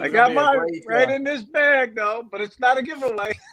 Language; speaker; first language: English; native; English